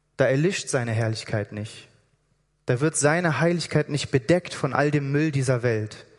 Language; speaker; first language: German; native; German